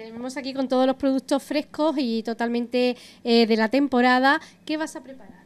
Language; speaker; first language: Spanish; native; Spanish